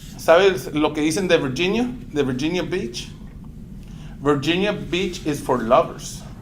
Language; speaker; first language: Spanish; non-native, fluent; English